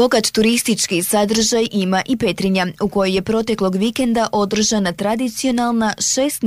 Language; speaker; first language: Serbian; native; Serbian